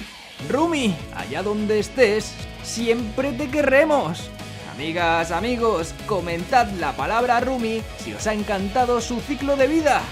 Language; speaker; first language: Spanish; native; Spanish